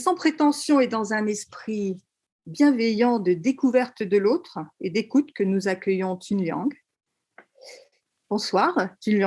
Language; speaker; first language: French; native; French